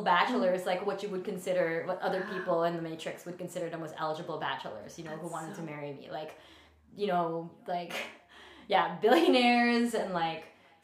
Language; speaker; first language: English; non-native, local second language; Filipino